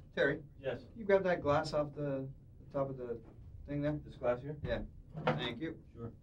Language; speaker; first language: English; native; English